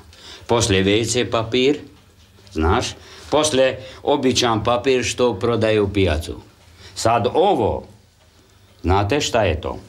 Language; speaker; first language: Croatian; non-native, local second language; Hungarian